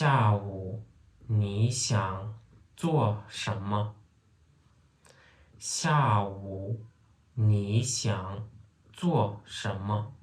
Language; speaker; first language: Chinese; non-native, fluent; Turkmen